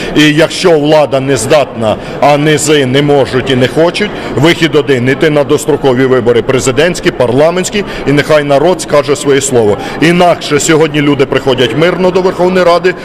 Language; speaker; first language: Ukrainian; native; Ukrainian